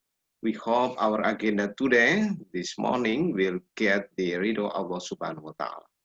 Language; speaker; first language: English; non-native, learner; Indonesian